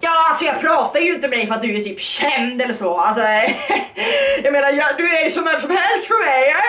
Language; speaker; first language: Swedish; native; Swedish